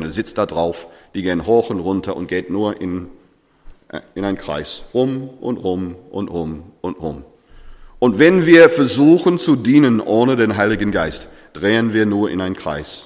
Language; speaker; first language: German; non-native, fluent; English